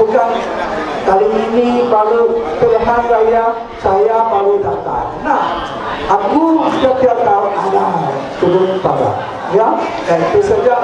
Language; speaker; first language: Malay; non-native, local second language; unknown